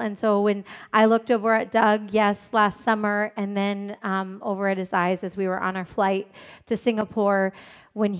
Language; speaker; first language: English; native; English